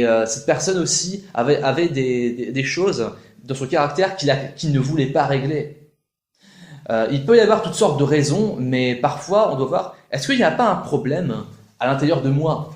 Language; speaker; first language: French; native; French